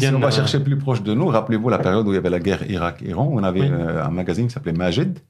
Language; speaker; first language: French; non-native, local second language; Arabic